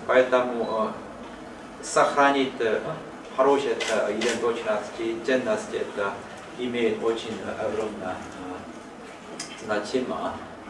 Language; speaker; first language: Russian; non-native, learner; Korean